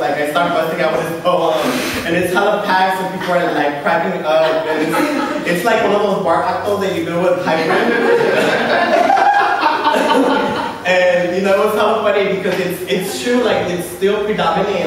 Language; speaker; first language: English; early bilingual, other home language; Spanish